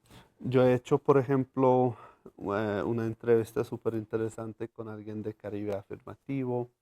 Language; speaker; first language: Spanish; non-native, fluent; English